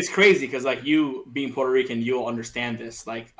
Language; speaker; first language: English; native; English